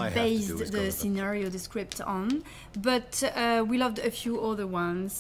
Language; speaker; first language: English; non-native, fluent; French